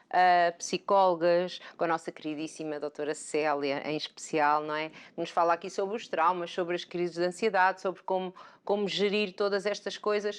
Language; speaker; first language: Portuguese; native; Portuguese